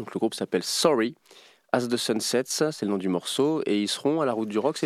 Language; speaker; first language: French; native; French